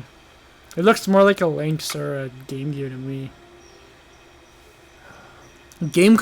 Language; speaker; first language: English; native; English